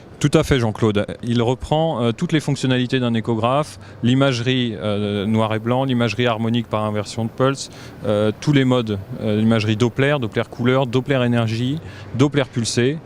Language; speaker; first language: French; native; French